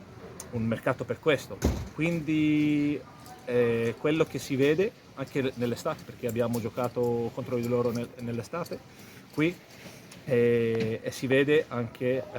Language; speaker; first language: Italian; non-native, fluent; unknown